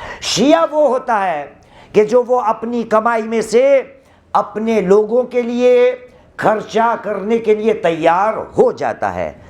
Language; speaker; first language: Urdu; non-native, local second language; Gujarati